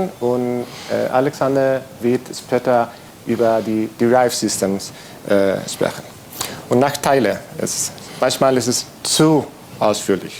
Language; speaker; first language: German; non-native, fluent; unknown